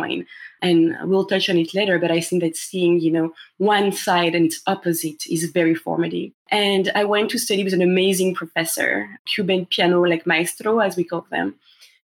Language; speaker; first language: English; non-native, fluent; French